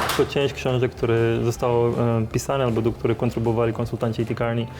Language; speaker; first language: Polish; non-native, fluent; Romanian